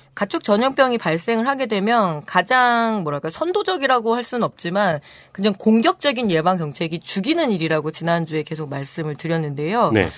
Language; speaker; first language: Korean; native; Korean